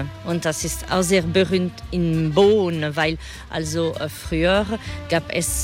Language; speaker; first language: German; non-native, fluent; French